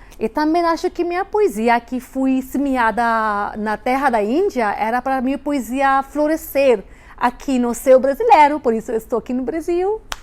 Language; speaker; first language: Portuguese; non-native, fluent; Hindi